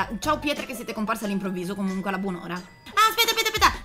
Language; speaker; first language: Italian; native; Italian